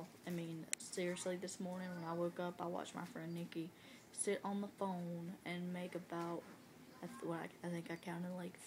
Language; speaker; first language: English; native; English